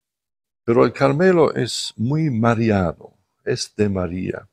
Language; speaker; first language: Spanish; non-native, fluent; English